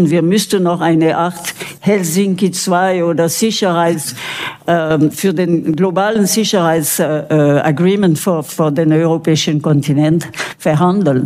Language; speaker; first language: German; non-native, local second language; French